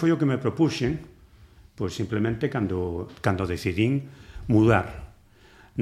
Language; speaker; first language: Galician; native; Galician